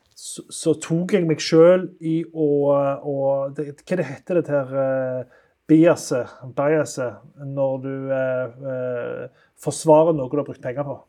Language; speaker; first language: Norwegian; native; Norwegian